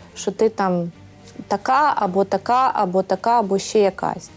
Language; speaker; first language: Ukrainian; native; Ukrainian